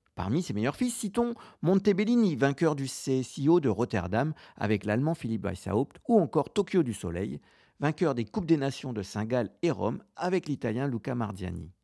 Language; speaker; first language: French; native; French